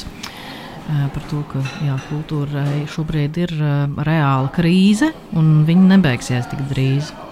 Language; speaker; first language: Latvian; native; Latvian